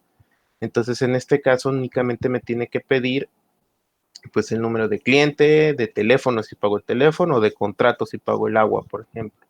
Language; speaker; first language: Spanish; native; Spanish